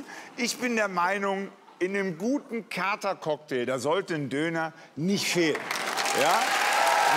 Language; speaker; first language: German; native; German